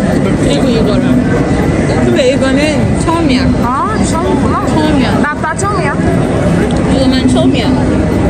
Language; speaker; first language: Korean; non-native, learner; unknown